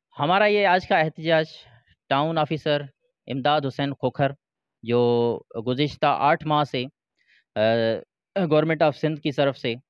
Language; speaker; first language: Urdu; non-native, local second language; Sindhi